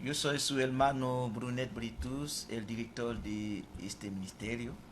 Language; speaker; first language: Spanish; non-native, fluent; Haitian Creole